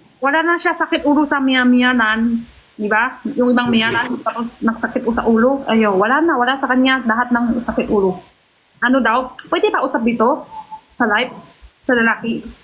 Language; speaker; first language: Filipino; non-native, local second language; Cebuano